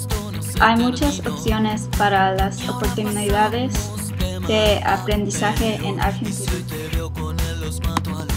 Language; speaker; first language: Spanish; non-native, learner; English